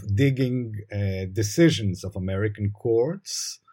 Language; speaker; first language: English; non-native, fluent; Hebrew